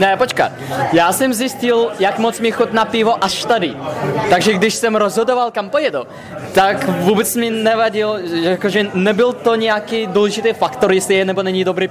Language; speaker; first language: Czech; non-native, fluent; Russian